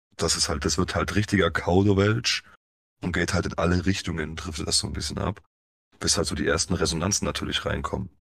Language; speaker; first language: German; early bilingual, other home language; Polish